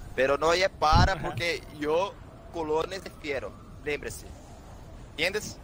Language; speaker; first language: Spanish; non-native, learner; Portuguese